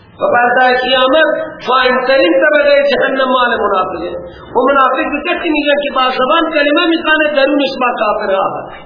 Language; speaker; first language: Persian; native; Persian